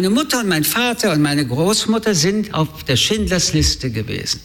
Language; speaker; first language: German; early bilingual, other home language; French